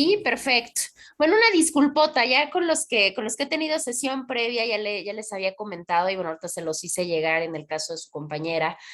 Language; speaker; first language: Spanish; native; Spanish